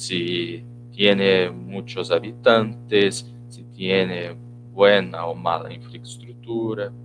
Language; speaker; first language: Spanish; non-native, fluent; Portuguese